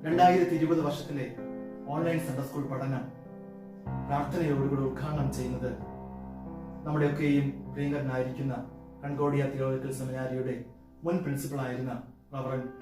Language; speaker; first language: Malayalam; native; Malayalam